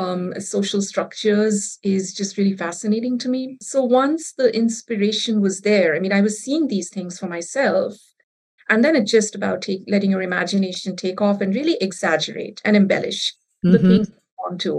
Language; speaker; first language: English; non-native, local second language; Bangla